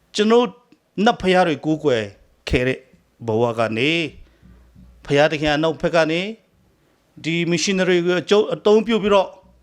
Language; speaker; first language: Burmese; non-native, local second language; Hakha Chin